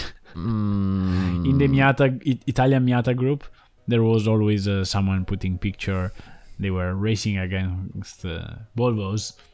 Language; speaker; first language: English; non-native, fluent; Italian